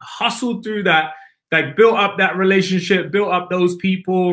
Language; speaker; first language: English; native; English